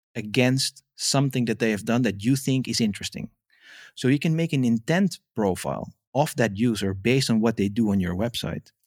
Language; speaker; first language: English; non-native, fluent; Dutch